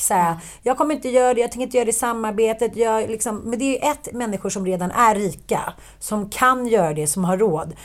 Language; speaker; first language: Swedish; native; Swedish